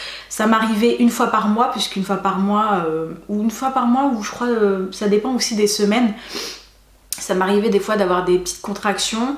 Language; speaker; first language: French; native; French